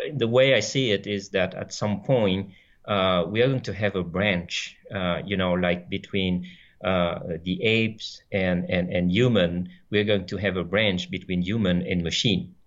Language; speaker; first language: English; non-native, fluent; French